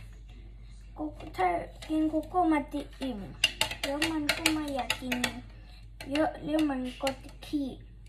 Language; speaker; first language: Thai; early bilingual, heritage; Swedish